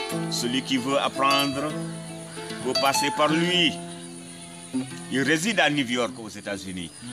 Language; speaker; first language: French; non-native, local second language; Mandingo